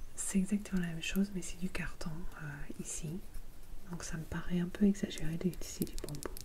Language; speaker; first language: French; non-native, fluent; English